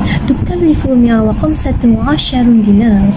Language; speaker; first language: Arabic; non-native, learner; Malay